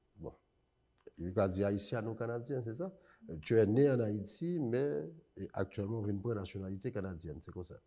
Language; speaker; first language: French; non-native, local second language; Haitian Creole